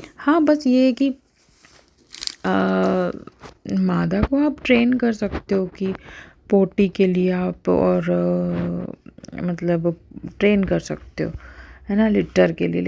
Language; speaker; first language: Hindi; native; Hindi